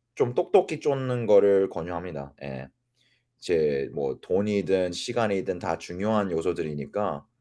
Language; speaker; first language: Korean; early bilingual, other home language; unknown